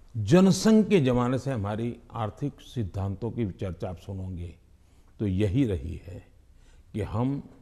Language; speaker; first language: Hindi; non-native, local second language; Gujarati